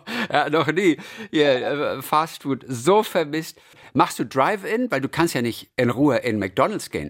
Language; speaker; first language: German; native; German